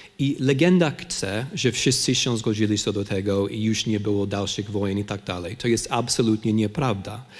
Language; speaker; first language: Polish; non-native, fluent; English